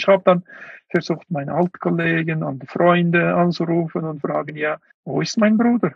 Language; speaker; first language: German; non-native, fluent; Uyghur